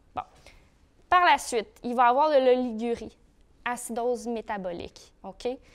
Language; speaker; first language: French; native; French